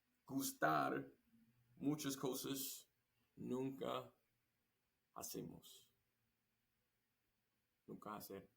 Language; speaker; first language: Spanish; non-native, learner; English